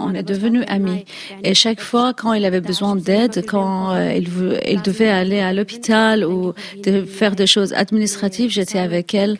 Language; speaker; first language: French; non-native, fluent; Kurdish